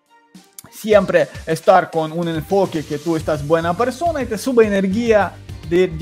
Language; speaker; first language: Spanish; non-native, learner; Ukrainian